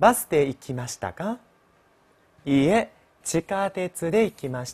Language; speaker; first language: Japanese; non-native, fluent; Chinese